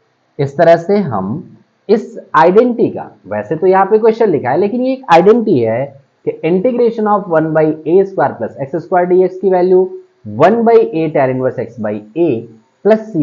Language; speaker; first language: Hindi; native; Hindi